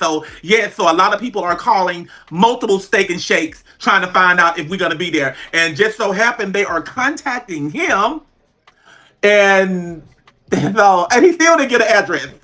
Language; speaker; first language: English; native; English